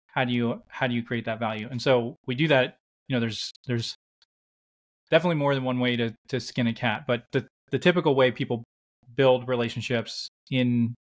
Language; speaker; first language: English; native; English